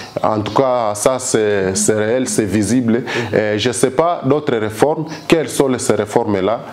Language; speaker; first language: French; non-native, local second language; Swahili